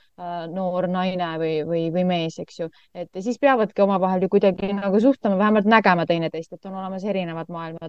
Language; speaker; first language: Estonian; non-native, local second language; Russian